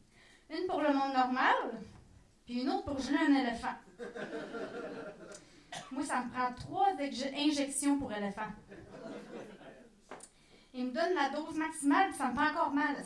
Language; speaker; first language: French; native; French